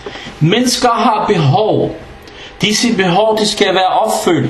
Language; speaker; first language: Danish; non-native, fluent; Arabic